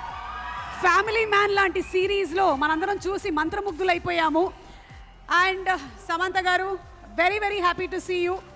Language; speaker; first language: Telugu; native; Telugu